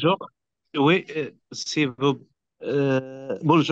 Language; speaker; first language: French; non-native, fluent; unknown